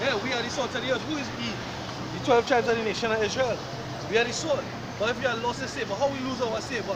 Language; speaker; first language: English; native; English